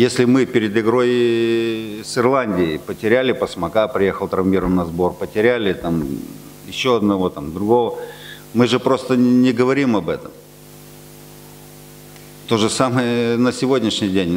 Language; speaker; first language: Russian; native; Russian